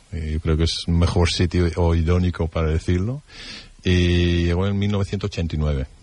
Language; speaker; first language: Spanish; non-native, fluent; Dutch